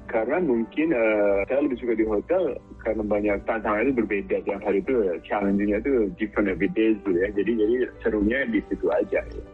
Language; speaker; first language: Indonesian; native; Indonesian